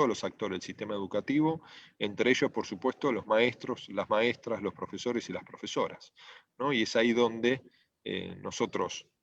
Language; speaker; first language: Spanish; native; Spanish